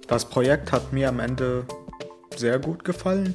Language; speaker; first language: German; non-native, fluent; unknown